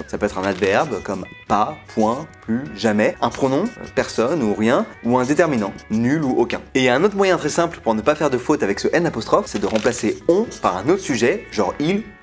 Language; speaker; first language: French; native; French